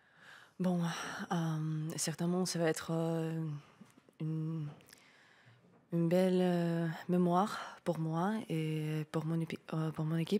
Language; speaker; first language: French; non-native, learner; Russian